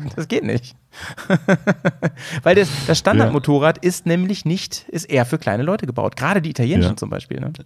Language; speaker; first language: German; native; German